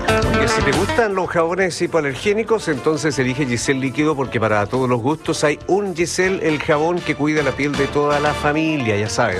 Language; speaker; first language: Spanish; native; Spanish